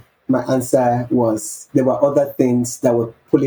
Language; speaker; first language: English; non-native, local second language; Yoruba